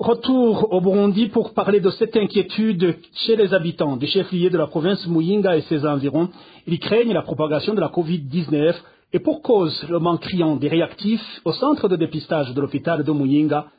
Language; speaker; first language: French; non-native, local second language; Rundi